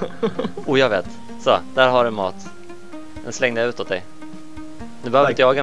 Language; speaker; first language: Swedish; native; Swedish